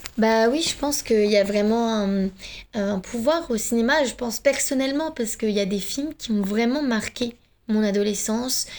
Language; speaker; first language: French; early bilingual, other home language; Finnish